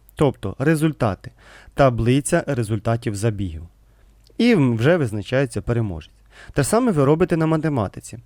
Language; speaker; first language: Ukrainian; native; Ukrainian